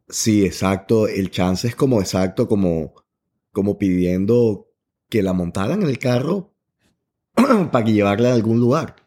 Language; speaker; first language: Spanish; native; Spanish